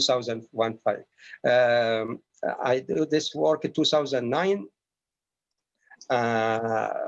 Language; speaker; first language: English; non-native, learner; Arabic